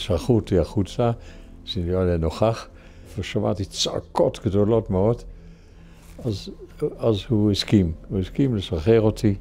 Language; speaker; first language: Hebrew; non-native, fluent; Dutch